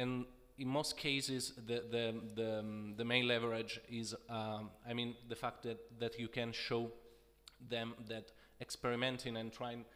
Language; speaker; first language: English; non-native, fluent; Italian